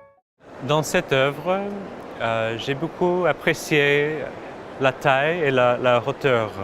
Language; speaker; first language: French; non-native, fluent; English